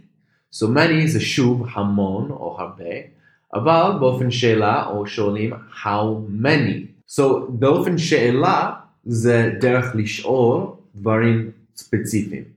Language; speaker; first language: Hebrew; non-native, fluent; English